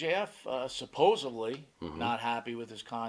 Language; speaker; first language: English; native; English